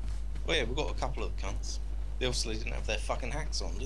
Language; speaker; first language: English; native; English